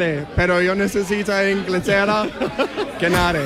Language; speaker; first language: Spanish; non-native, learner; English